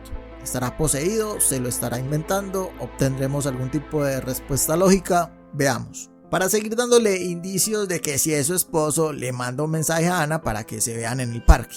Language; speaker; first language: Spanish; native; Spanish